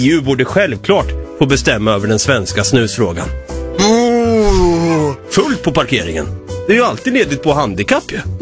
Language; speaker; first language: Swedish; native; Swedish